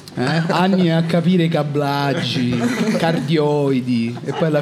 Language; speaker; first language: Italian; native; Italian